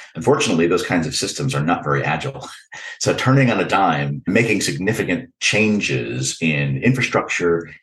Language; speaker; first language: English; native; English